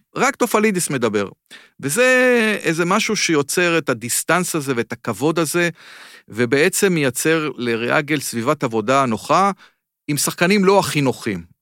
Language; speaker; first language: Hebrew; native; Hebrew